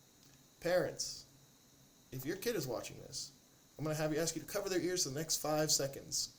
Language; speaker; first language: English; native; English